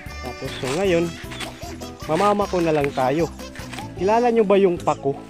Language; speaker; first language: Filipino; non-native, local second language; Waray